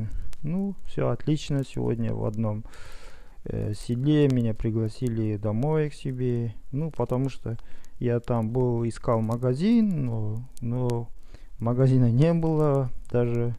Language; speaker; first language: Russian; non-native, local second language; Kazakh